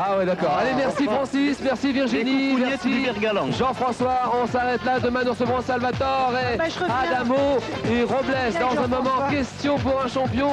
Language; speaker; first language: French; native; French